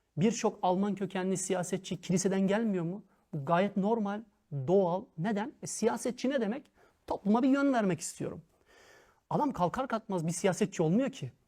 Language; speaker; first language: Turkish; early bilingual, heritage; Turkish